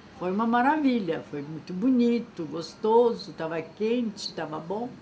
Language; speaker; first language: Portuguese; non-native, fluent; French